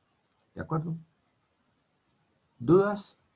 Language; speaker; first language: Spanish; native; Spanish